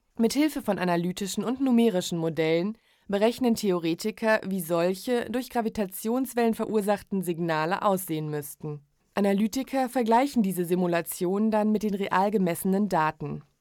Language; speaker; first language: German; native; German